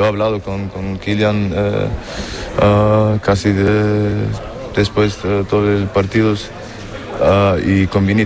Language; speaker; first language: Spanish; non-native, learner; German